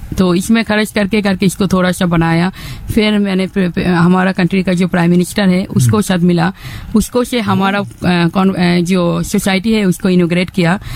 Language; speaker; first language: Hindi; non-native, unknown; Bangla